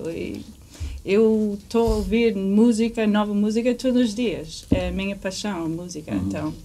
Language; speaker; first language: Portuguese; early bilingual, heritage; English